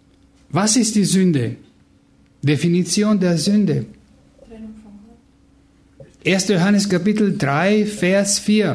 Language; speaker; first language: German; non-native, fluent; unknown